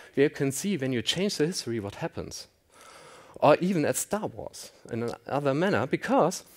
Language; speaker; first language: English; non-native, fluent; German